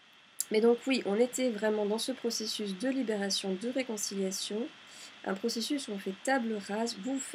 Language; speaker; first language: French; native; French